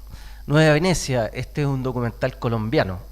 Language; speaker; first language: Spanish; native; Spanish